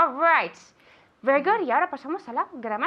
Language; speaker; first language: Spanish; non-native, fluent; English